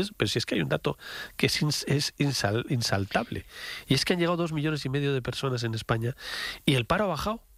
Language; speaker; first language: Spanish; native; Spanish